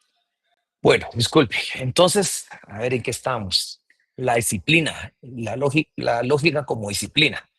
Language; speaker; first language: Spanish; native; Spanish